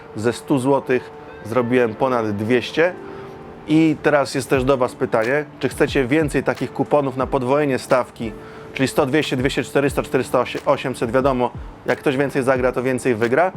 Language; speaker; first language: Polish; native; Polish